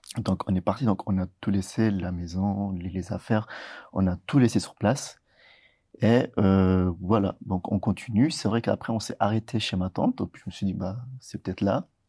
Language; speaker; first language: French; early bilingual, other home language; Tigrinya